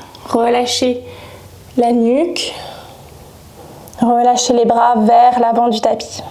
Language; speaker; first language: French; native; French